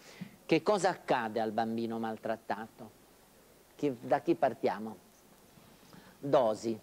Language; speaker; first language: Italian; native; Italian